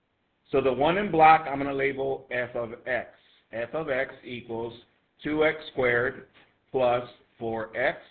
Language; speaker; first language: English; native; English